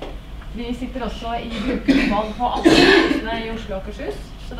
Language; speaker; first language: Norwegian; native; Norwegian